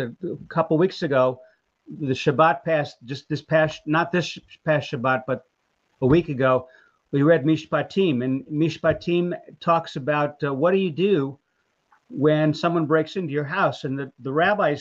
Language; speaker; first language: English; native; English